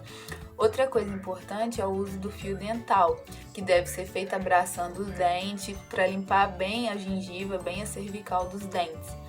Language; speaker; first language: Portuguese; native; Portuguese